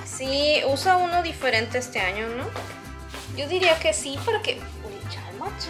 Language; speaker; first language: Spanish; native; Spanish